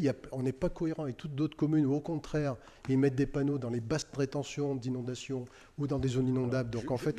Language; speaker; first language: French; native; French